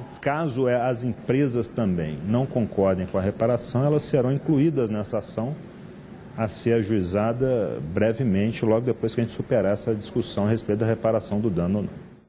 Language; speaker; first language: Portuguese; native; Portuguese